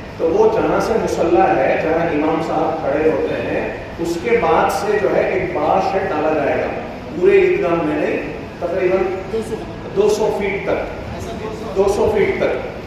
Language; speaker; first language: Hindi; non-native, local second language; Urdu